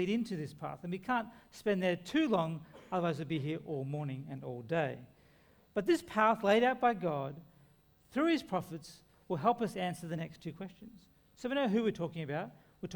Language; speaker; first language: English; native; English